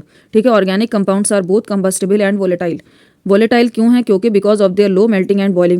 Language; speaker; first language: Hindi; native; Hindi